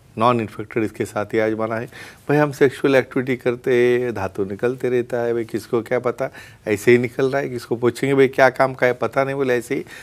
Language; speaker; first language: Hindi; non-native, local second language; Marathi